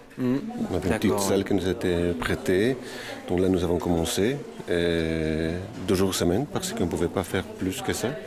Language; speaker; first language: French; native; French